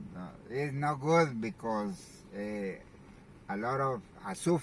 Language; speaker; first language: English; non-native, learner; Spanish